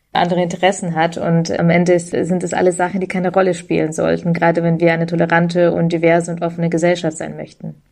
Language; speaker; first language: German; early bilingual, other home language; Russian